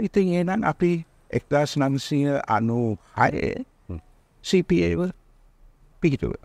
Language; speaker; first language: Sinhala; non-native, local second language; Tamil